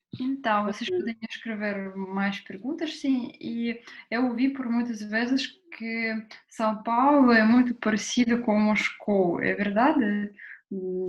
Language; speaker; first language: Portuguese; non-native, fluent; Russian